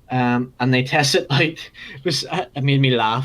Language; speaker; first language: English; native; English